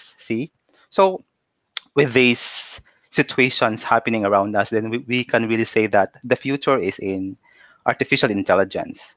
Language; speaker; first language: English; non-native, local second language; Cebuano